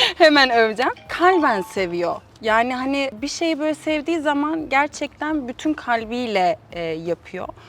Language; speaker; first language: Turkish; early bilingual, heritage; Turkish